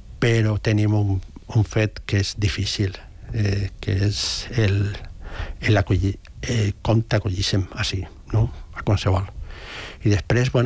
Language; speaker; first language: Catalan; early bilingual, other home language; Spanish